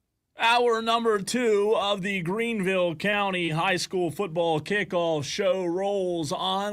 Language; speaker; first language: English; native; English